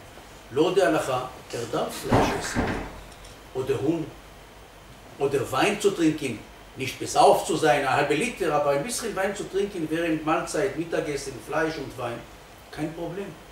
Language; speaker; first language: German; non-native, fluent; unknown